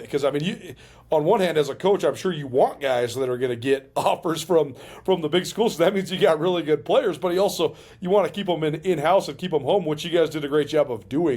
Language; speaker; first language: English; native; English